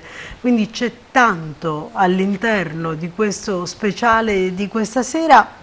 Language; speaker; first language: Italian; native; Italian